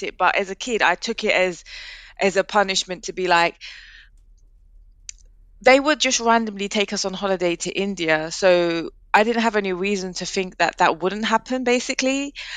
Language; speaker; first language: English; native; English